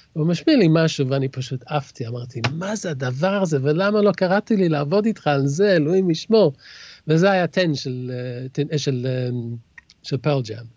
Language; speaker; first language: Hebrew; early bilingual, other home language; English